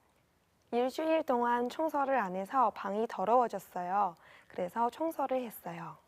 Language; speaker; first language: Korean; non-native, learner; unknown